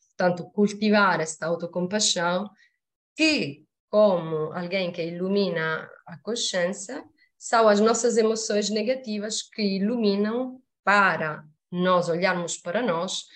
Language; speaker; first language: Portuguese; non-native, fluent; Italian